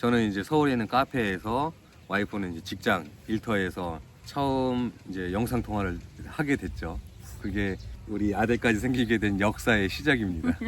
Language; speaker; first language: Korean; native; Korean